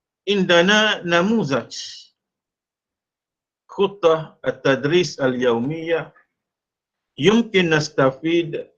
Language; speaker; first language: Arabic; non-native, fluent; Malay